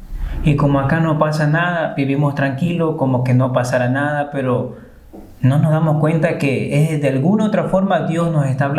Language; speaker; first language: Spanish; native; Spanish